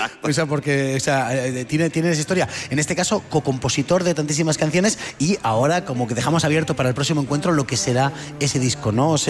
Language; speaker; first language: Spanish; native; Spanish